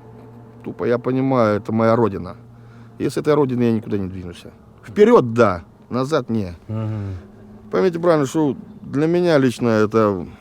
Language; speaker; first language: Russian; native; Russian